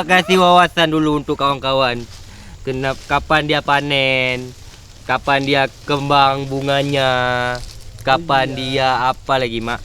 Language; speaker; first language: Indonesian; native; Indonesian